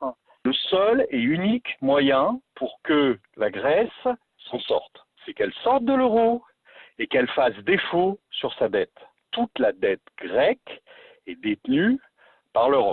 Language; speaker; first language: French; native; French